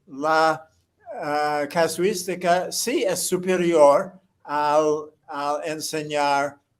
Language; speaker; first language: Spanish; non-native, fluent; English